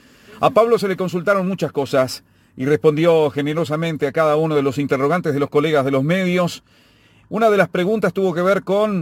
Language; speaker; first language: Spanish; native; Spanish